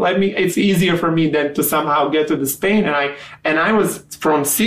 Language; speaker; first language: English; non-native, fluent; Serbian